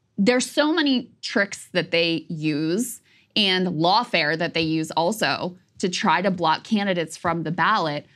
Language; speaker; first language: English; native; English